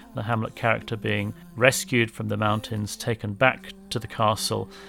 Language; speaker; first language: English; native; English